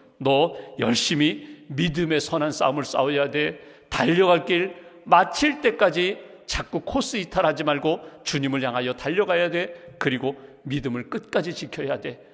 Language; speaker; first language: Korean; native; Korean